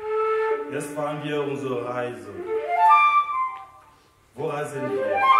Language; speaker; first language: German; non-native, learner; French